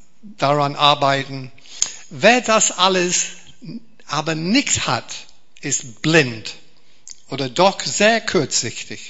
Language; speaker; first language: German; non-native, fluent; English